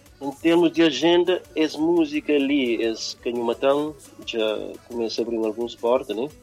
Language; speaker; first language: Portuguese; non-native, local second language; Kabuverdianu